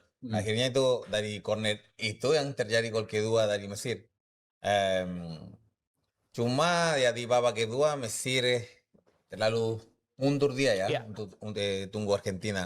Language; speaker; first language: Indonesian; non-native, fluent; Spanish